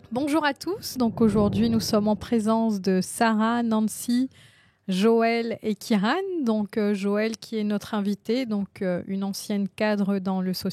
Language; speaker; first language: French; native; French